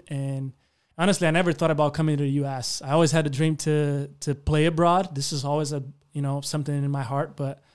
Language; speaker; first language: English; non-native, fluent; Portuguese